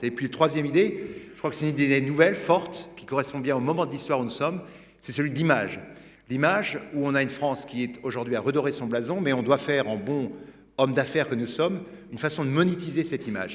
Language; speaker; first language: French; native; French